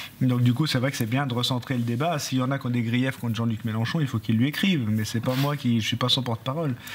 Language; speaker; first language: French; native; French